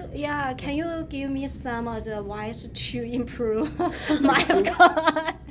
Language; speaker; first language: English; non-native, learner; Chinese